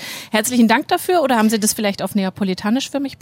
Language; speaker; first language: German; native; German